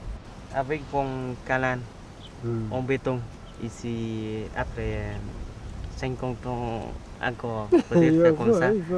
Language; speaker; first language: French; non-native, learner; Vietnamese